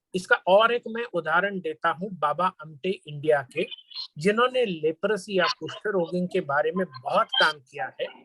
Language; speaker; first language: Hindi; non-native, local second language; Marathi